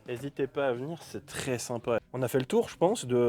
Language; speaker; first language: French; native; French